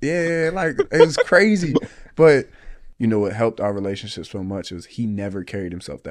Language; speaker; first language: English; native; English